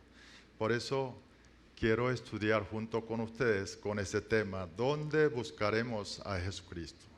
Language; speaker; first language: Spanish; non-native, learner; Korean